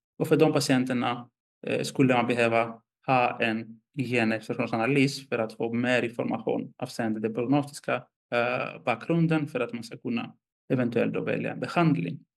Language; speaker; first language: Swedish; non-native, fluent; Greek